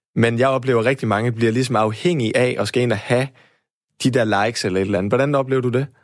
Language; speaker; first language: Danish; native; Danish